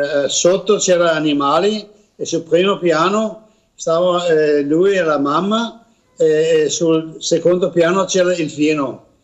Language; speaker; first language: Italian; non-native, learner; Danish